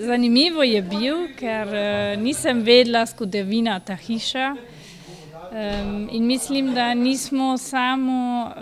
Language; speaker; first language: Slovenian; non-native, learner; Spanish